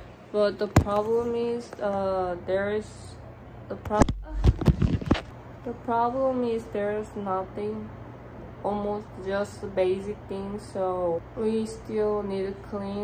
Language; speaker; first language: English; non-native, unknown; Korean